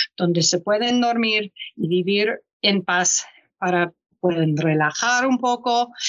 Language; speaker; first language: Spanish; non-native, fluent; English